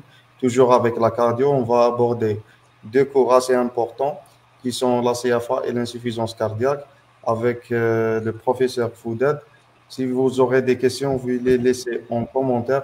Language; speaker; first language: French; non-native, local second language; Arabic